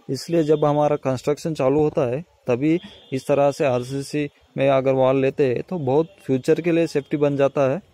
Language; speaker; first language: Hindi; non-native, local second language; Marathi